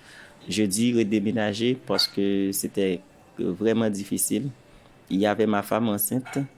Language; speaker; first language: French; non-native, local second language; Haitian Creole